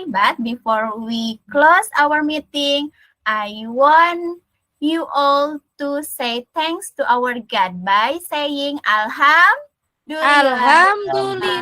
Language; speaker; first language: English; non-native, learner; Indonesian